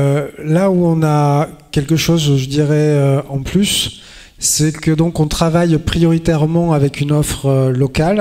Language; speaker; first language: French; native; French